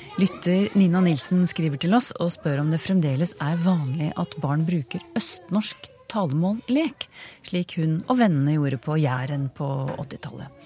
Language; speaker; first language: Norwegian; native; Norwegian